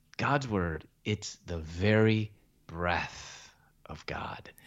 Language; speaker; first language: English; native; English